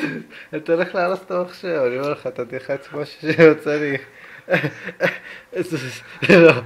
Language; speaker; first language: Hebrew; native; Hebrew